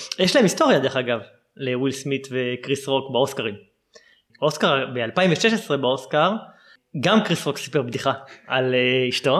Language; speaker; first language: Hebrew; native; Hebrew